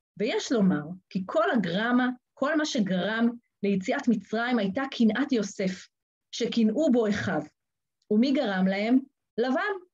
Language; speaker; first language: Hebrew; native; Hebrew